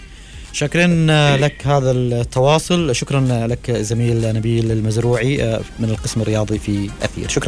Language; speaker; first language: Arabic; native; Arabic